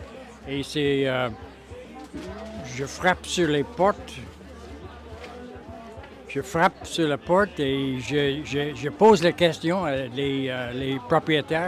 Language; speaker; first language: French; non-native, local second language; English